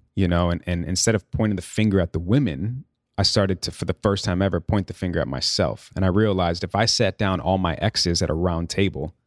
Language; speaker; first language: English; native; English